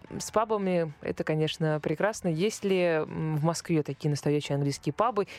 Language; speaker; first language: Russian; native; Russian